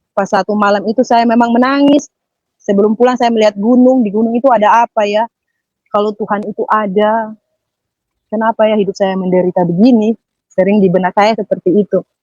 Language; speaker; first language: Indonesian; native; Indonesian